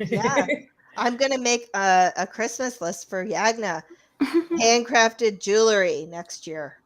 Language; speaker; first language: English; native; English